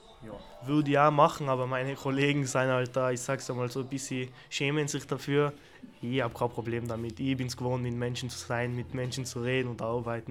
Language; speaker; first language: German; early bilingual, other home language; Turkish